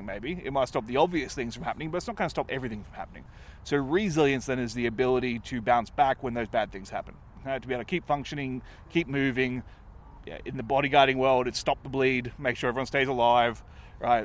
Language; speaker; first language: English; native; English